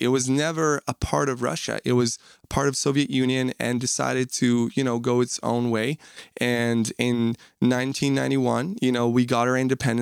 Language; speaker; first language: English; non-native, fluent; Russian